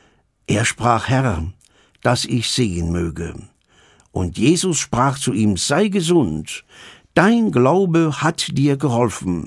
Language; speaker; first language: German; native; German